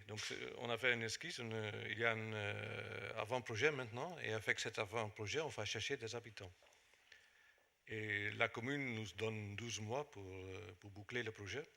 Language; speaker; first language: French; non-native, fluent; Dutch